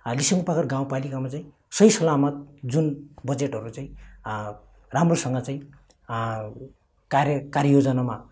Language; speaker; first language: Nepali; non-native, local second language; Eastern Tamang